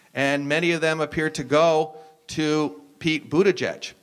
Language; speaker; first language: English; native; English